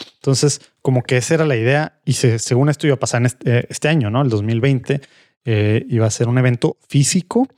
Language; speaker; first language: Spanish; native; Spanish